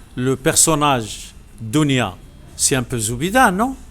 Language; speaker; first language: French; non-native, local second language; Arabic